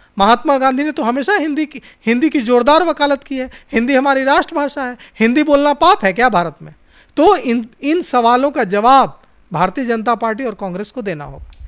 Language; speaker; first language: Hindi; native; Hindi